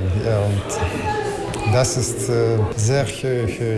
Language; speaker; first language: German; non-native, learner; Russian